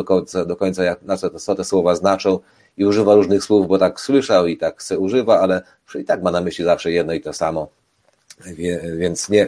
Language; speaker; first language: Polish; native; Polish